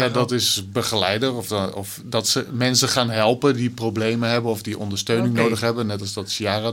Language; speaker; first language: Dutch; native; Dutch